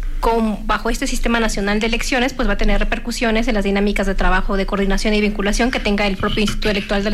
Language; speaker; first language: Spanish; native; Spanish